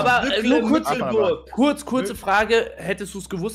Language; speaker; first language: German; native; German